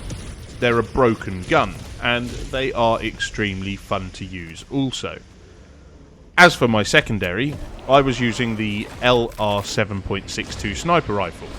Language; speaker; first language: English; native; English